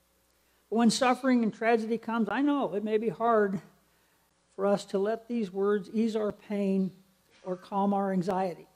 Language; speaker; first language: English; native; English